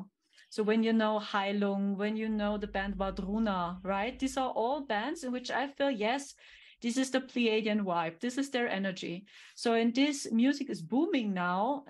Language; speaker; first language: English; non-native, fluent; German